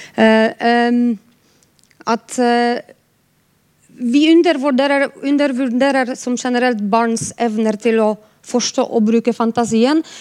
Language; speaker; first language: Norwegian; non-native, fluent; Polish